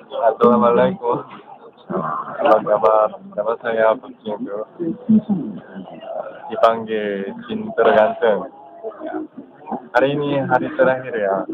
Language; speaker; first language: Indonesian; non-native, learner; Korean